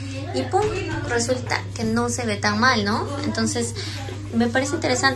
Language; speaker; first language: Spanish; native; Spanish